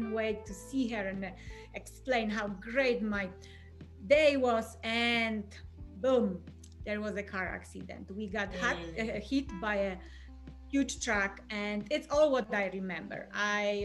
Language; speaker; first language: English; non-native, fluent; Polish